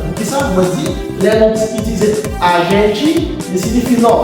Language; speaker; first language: Portuguese; non-native, fluent; Haitian Creole